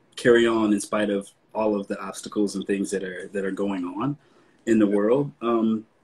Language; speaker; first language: English; native; English